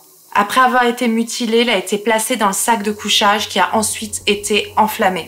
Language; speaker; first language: French; native; French